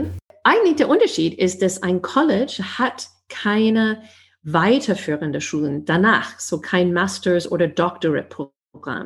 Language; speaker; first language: German; non-native, fluent; English